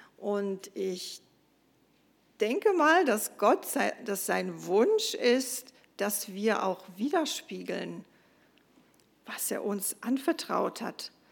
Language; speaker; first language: German; non-native, fluent; Croatian